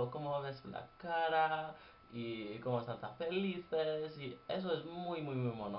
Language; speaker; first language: Spanish; non-native, fluent; English